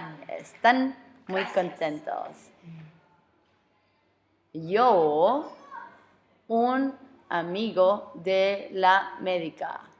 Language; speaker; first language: Spanish; non-native, fluent; English